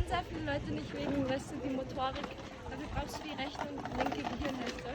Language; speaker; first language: German; early bilingual, other home language; Tibetan